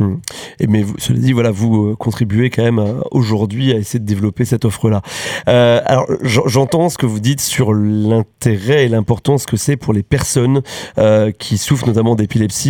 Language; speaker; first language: French; native; French